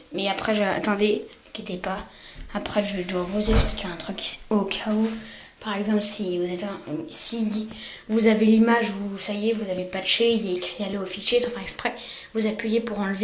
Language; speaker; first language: French; native; French